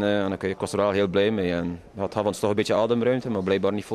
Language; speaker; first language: Dutch; native; Dutch